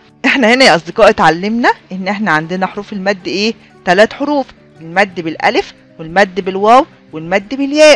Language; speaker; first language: Arabic; native; Arabic